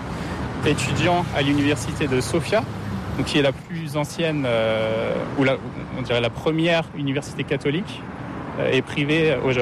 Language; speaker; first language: French; native; French